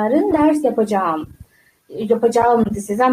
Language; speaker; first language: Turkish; non-native, fluent; Uzbek